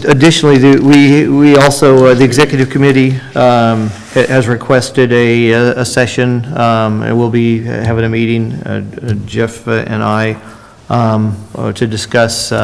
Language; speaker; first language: English; native; English